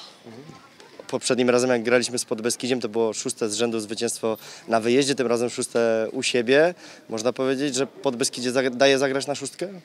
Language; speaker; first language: Polish; native; Polish